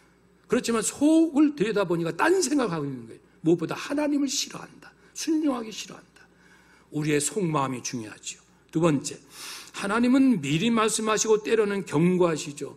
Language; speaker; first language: Korean; native; Korean